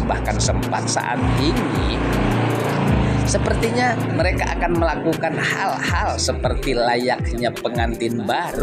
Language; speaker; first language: Indonesian; native; Indonesian